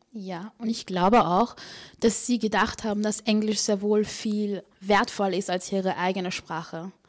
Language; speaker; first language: German; native; German